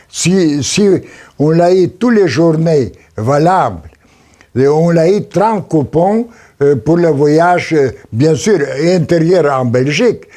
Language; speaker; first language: French; non-native, learner; Polish